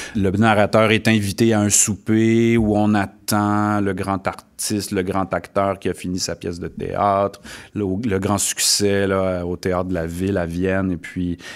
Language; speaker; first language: French; native; French